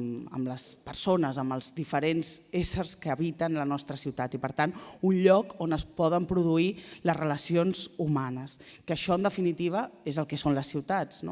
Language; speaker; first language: Catalan; native; Catalan